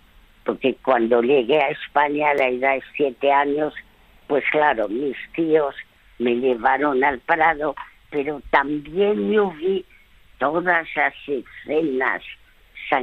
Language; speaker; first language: Spanish; early bilingual, other home language; French